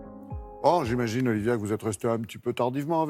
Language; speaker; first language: French; native; French